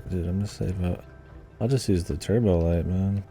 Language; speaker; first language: English; native; English